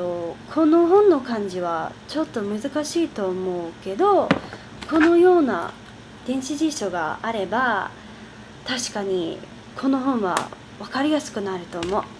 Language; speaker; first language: Japanese; non-native, learner; English